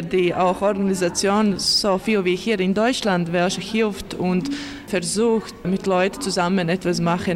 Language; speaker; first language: German; non-native, learner; Latvian